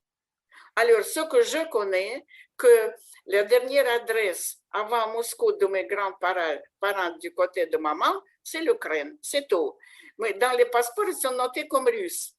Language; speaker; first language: French; non-native, fluent; Russian